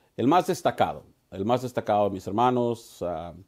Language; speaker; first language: Spanish; native; Spanish